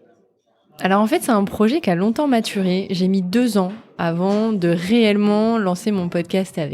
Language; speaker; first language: French; native; French